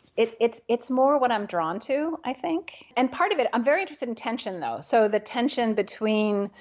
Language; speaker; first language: English; native; English